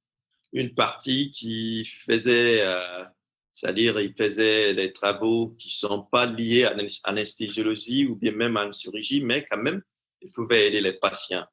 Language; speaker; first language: French; non-native, fluent; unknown